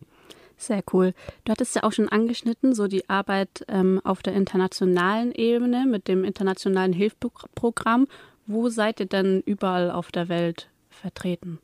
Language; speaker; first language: German; native; German